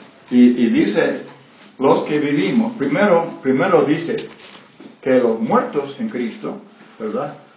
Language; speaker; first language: Spanish; non-native, fluent; English